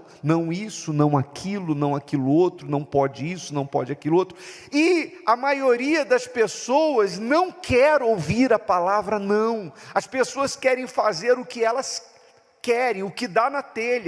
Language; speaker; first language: Portuguese; native; Portuguese